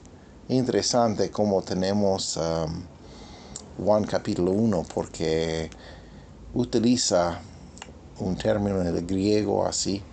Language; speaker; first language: Spanish; non-native, fluent; English